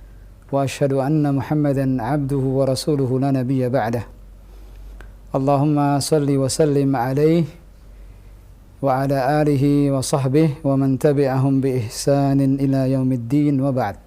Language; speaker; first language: Arabic; non-native, fluent; Indonesian